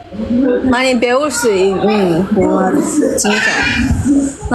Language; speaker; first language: Korean; non-native, learner; Filipino